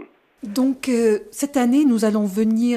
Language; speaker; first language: French; native; French